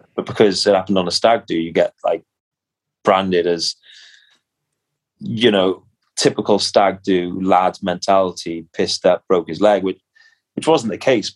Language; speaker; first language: English; native; English